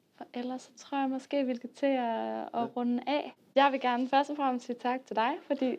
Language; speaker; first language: Danish; native; Danish